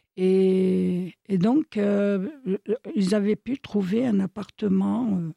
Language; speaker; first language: French; early bilingual, other home language; Italian